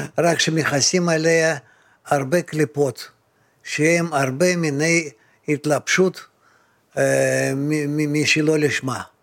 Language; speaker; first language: Hebrew; non-native, fluent; Russian